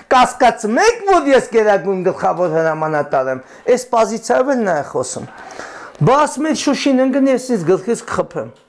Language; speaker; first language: Armenian; native; Armenian